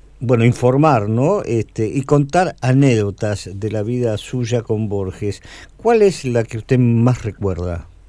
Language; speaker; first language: Spanish; native; Spanish